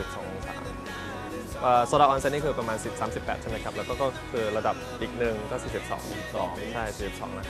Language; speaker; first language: Thai; non-native, fluent; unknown